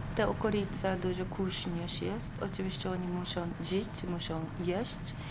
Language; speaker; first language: Polish; non-native, learner; Japanese